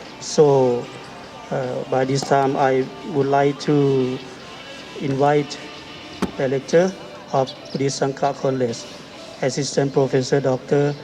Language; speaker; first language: English; non-native, learner; Thai